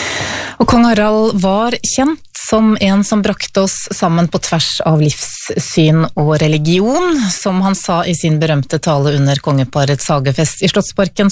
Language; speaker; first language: Norwegian; native; Norwegian